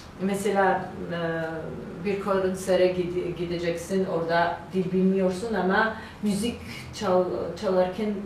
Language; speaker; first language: Turkish; non-native, learner; Georgian